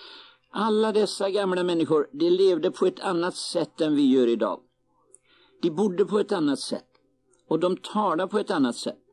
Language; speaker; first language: Swedish; native; Swedish